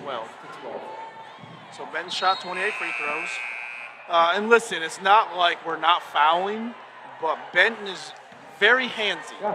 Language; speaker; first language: English; native; English